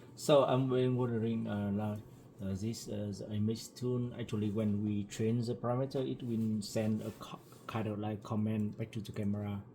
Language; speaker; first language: English; non-native, learner; Vietnamese